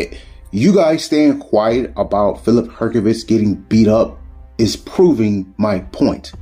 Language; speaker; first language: English; native; English